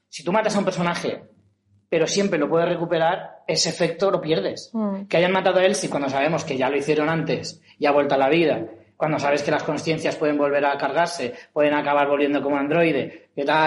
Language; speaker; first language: Spanish; native; Spanish